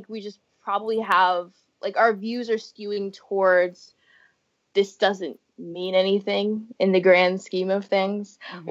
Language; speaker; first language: English; native; English